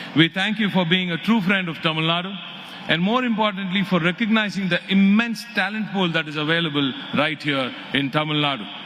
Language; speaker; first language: English; non-native, local second language; Tamil